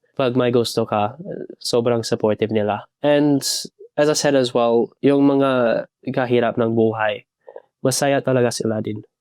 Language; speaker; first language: Filipino; non-native, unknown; English